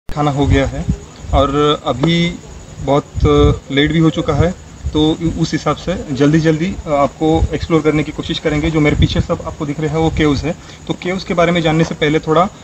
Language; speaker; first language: Hindi; non-native, local second language; Marathi